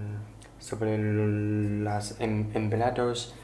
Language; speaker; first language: Spanish; non-native, learner; Chinese